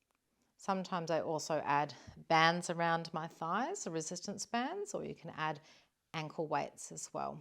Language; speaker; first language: English; native; English